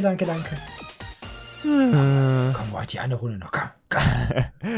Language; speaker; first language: German; native; German